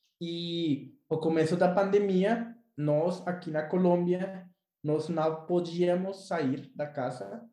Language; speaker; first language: Portuguese; non-native, learner; Spanish